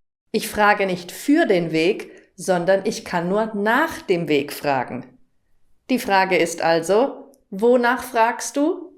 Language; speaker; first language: German; native; German